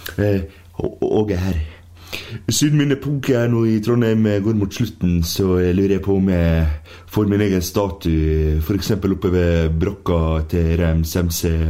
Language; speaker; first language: Norwegian; native; Norwegian